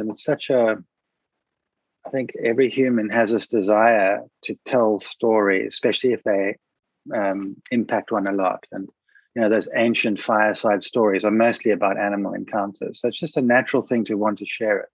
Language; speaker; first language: English; native; English